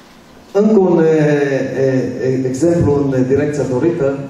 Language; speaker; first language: Romanian; early bilingual, other home language; Hebrew